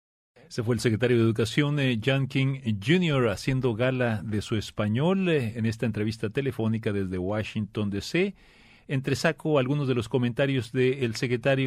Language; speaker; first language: Spanish; native; Spanish